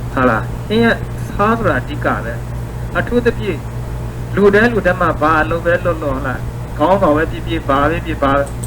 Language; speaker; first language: Burmese; non-native, local second language; S'gaw Karen